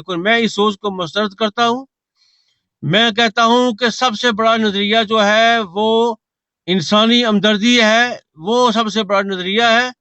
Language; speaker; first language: Urdu; non-native, local second language; Punjabi